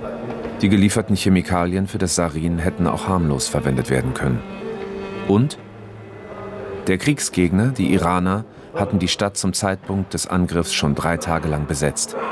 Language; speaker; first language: German; native; German